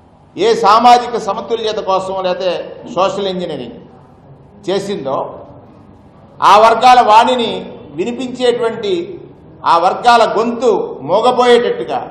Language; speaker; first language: Telugu; native; Telugu